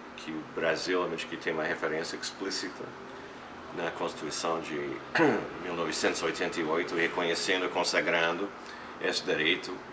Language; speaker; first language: Portuguese; non-native, fluent; English